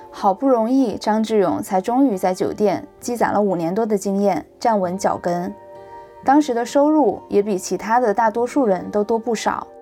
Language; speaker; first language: Chinese; native; Chinese